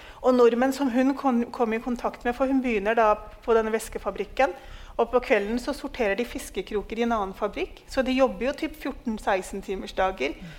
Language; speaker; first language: Norwegian; early bilingual, other home language; Urdu